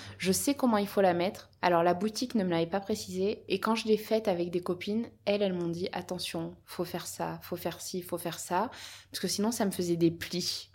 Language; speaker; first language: French; native; French